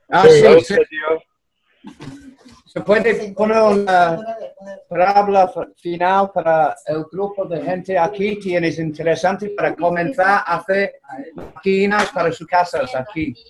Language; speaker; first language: Spanish; non-native, learner; English